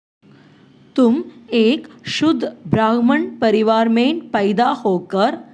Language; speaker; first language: Hindi; non-native, local second language; Tamil